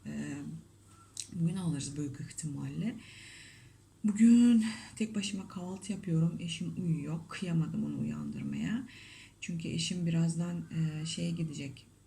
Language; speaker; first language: Turkish; non-native, fluent; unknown